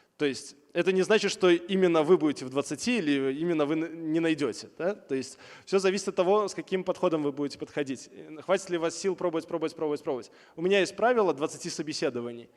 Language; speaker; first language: Russian; native; Russian